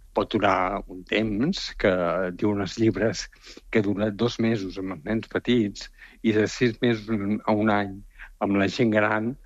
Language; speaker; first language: Catalan; native; Catalan